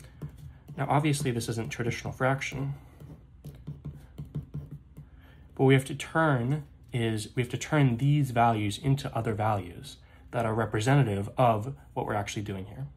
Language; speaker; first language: English; native; English